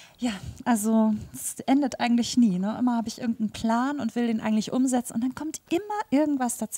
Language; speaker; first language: German; native; German